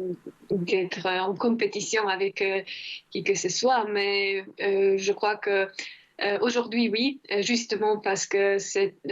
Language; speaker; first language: French; non-native, fluent; Croatian